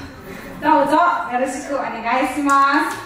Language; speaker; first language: Japanese; non-native, fluent; Nepali